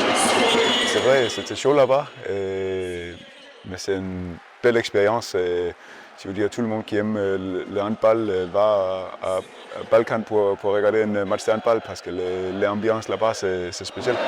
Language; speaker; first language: French; non-native, learner; Danish